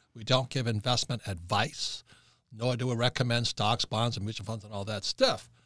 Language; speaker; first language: English; native; English